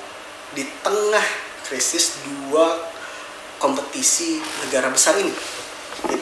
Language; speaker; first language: Indonesian; native; Indonesian